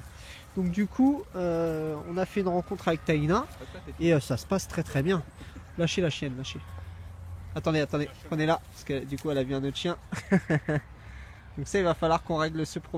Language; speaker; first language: French; native; French